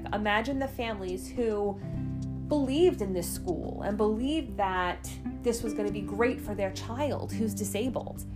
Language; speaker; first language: English; native; English